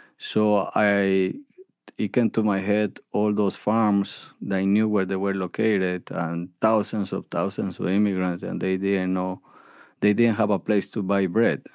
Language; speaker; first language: English; non-native, fluent; Spanish